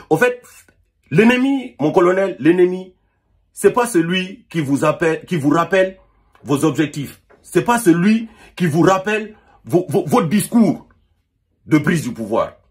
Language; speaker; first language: French; non-native, local second language; Fula